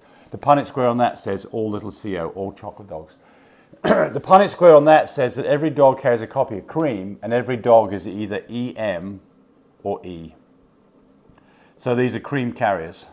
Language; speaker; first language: English; native; English